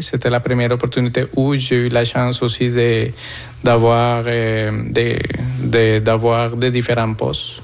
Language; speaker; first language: French; non-native, fluent; Spanish